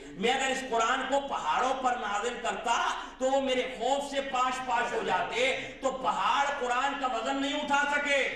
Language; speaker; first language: Urdu; non-native, local second language; Pashto